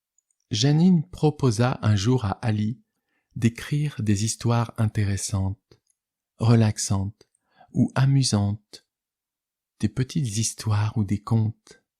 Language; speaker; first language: French; native; French